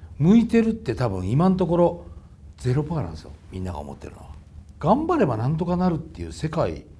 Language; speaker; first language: Japanese; native; Japanese